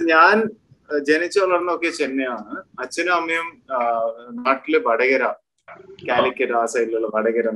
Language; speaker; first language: Malayalam; early bilingual, heritage; Malayalam